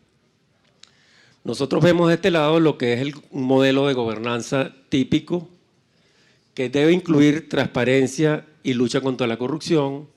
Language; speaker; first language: Spanish; native; Spanish